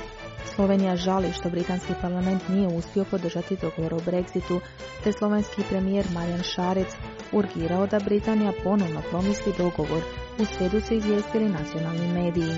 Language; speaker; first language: Croatian; native; Croatian